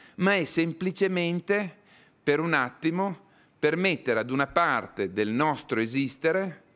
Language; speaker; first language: Italian; native; Italian